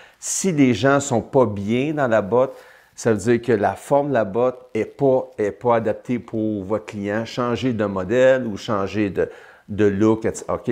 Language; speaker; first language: French; native; French